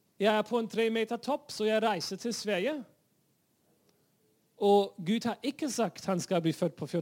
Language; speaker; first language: Norwegian; non-native, fluent; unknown